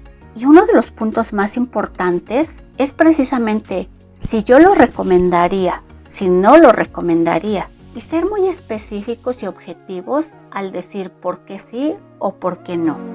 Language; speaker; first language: Spanish; native; Spanish